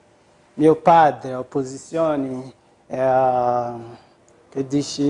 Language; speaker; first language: Italian; non-native, learner; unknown